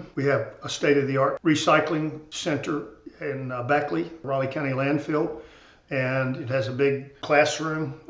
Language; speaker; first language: English; native; English